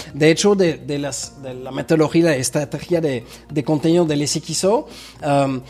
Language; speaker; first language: Spanish; non-native, fluent; French